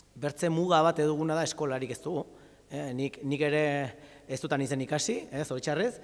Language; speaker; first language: Basque; native; Basque